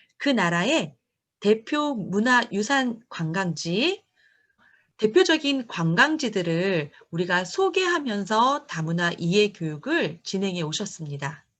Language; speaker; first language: Korean; native; Korean